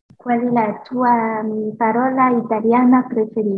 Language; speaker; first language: Italian; non-native, learner; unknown